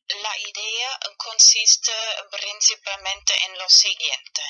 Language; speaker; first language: Spanish; non-native, fluent; German